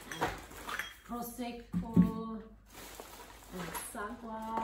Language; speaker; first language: English; non-native, learner; Italian